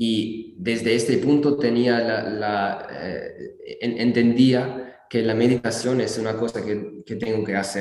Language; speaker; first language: Spanish; non-native, learner; English